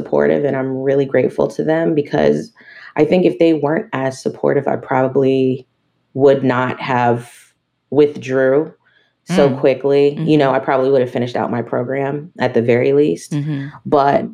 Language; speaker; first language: English; native; English